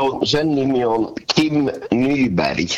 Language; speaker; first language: Finnish; early bilingual, heritage; Swedish